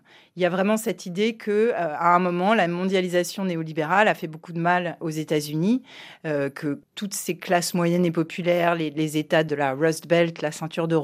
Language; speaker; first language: French; native; French